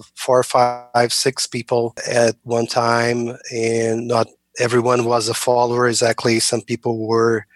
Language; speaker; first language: English; non-native, fluent; Portuguese